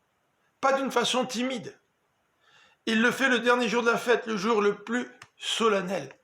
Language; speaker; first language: French; native; French